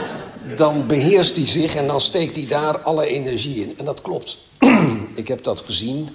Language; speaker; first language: Dutch; native; Dutch